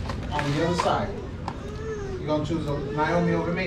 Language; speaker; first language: English; early bilingual, other home language; Spanish